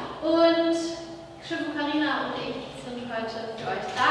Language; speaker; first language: German; native; German